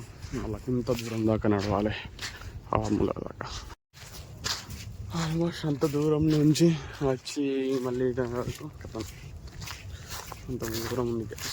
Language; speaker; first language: Telugu; native; Telugu